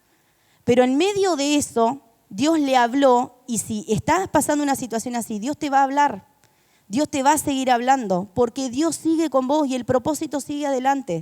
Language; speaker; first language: Spanish; native; Spanish